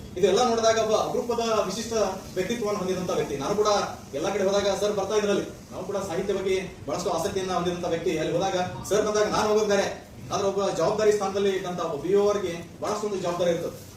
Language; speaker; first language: Kannada; native; Kannada